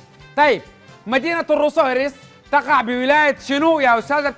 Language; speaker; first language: Arabic; native; Arabic